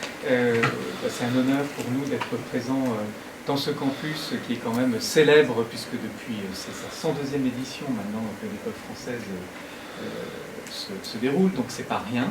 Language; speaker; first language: French; native; French